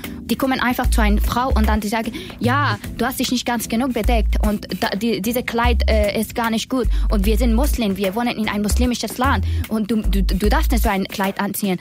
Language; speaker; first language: German; non-native, learner; Persian